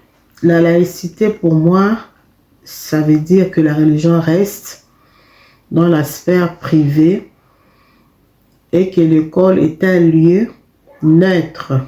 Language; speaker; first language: French; non-native, fluent; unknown